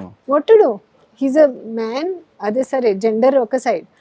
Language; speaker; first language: Telugu; non-native, learner; Hindi